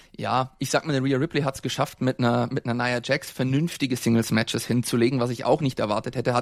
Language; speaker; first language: German; native; German